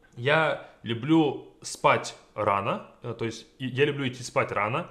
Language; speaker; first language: Russian; native; Russian